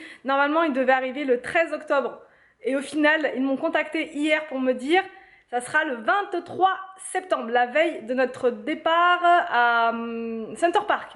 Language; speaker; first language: French; native; French